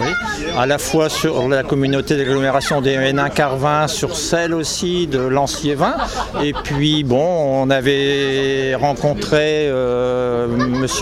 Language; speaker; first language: French; native; French